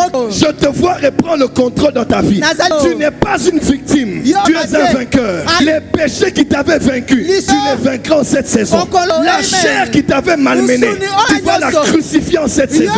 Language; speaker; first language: French; non-native, local second language; Lingala